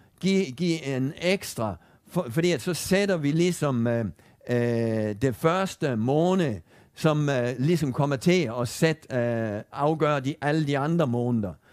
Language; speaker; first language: Danish; native; Danish